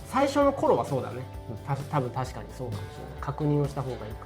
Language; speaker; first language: Japanese; native; Japanese